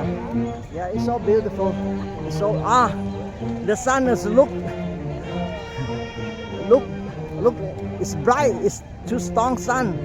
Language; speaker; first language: English; non-native, learner; Thai